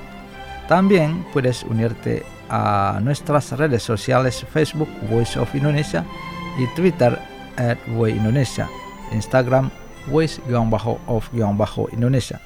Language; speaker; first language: Spanish; non-native, fluent; Indonesian